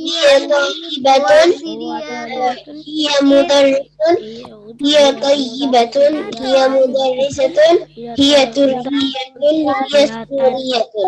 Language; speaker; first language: Arabic; non-native, learner; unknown